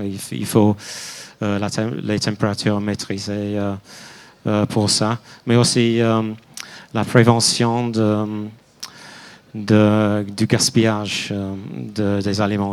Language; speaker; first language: French; non-native, fluent; English